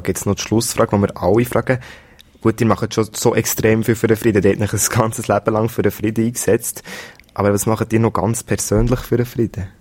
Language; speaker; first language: German; native; German